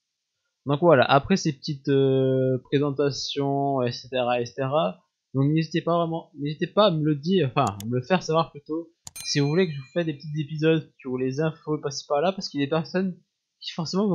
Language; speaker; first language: French; native; French